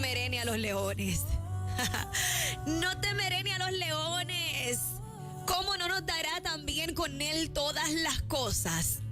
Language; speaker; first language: Spanish; native; Spanish